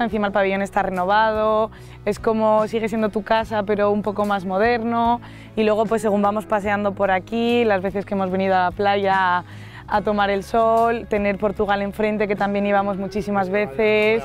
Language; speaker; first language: Spanish; native; Spanish